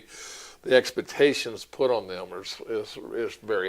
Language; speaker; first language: English; native; English